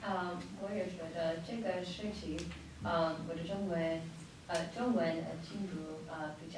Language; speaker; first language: Chinese; non-native, learner; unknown